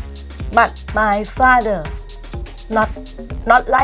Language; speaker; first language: English; non-native, learner; Thai